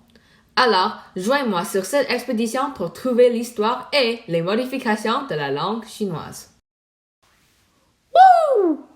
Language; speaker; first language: French; non-native, learner; Chinese